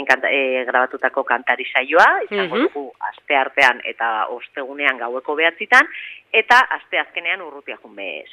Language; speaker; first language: Basque; native; Basque